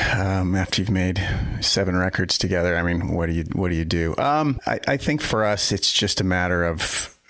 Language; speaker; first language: English; native; English